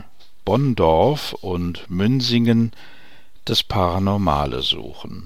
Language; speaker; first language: German; native; German